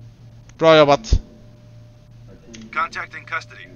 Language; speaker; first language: Swedish; native; Swedish